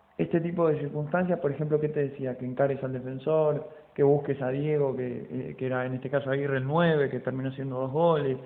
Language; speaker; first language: Spanish; native; Spanish